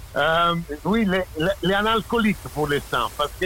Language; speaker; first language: French; non-native, learner; Italian